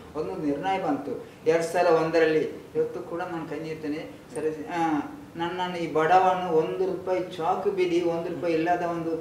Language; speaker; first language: Kannada; non-native, local second language; Malayalam